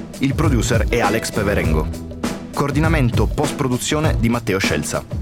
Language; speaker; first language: Italian; native; Italian